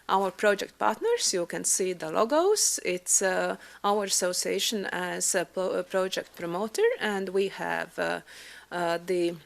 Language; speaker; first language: English; non-native, fluent; Latvian